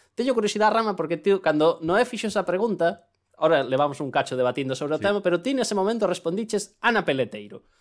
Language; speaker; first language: Galician; non-native, local second language; Spanish